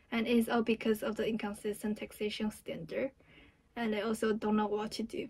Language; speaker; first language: English; non-native, fluent; Chinese